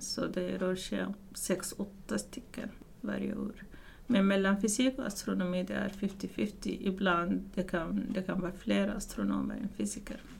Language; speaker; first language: Swedish; non-native, fluent; Arabic